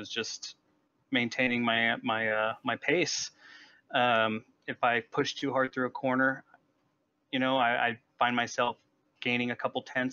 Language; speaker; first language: English; native; English